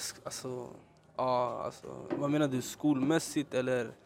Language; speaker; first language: Swedish; early bilingual, other home language; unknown